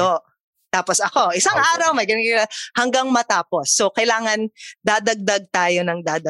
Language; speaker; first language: Filipino; native; Filipino